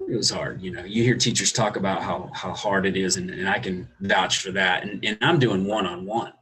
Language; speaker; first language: English; native; English